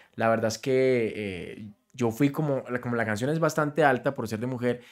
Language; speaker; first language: Spanish; native; Spanish